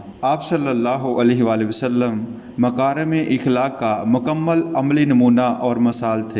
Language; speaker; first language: Urdu; native; Urdu